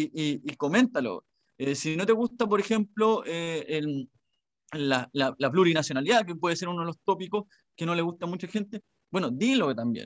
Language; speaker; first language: Spanish; native; Spanish